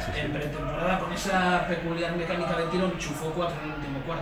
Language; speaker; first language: Spanish; native; Spanish